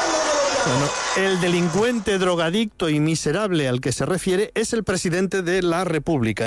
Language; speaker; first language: Spanish; native; Spanish